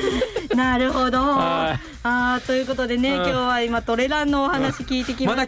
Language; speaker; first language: Japanese; native; Japanese